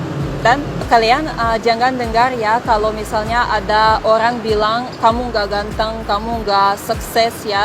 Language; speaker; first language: Indonesian; non-native, fluent; Russian